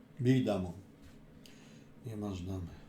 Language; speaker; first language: Polish; native; Polish